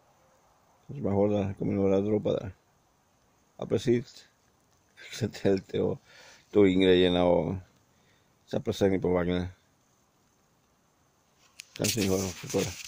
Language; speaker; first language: Swedish; non-native, learner; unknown